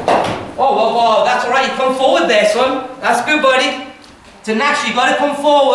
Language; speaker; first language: English; native; English